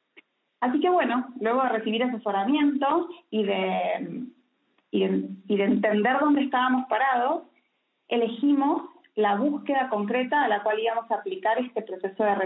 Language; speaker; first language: Spanish; native; Spanish